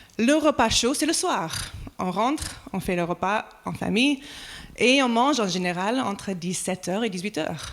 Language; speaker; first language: French; non-native, fluent; English